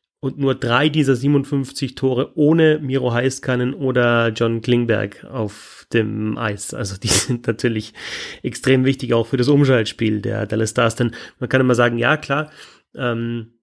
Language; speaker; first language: German; native; German